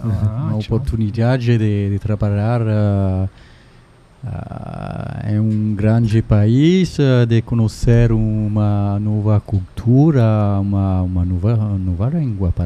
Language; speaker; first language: Portuguese; non-native, learner; French